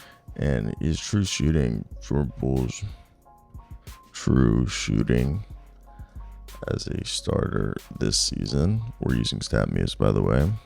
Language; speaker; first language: English; native; English